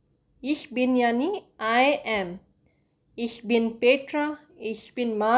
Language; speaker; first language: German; non-native, fluent; Hindi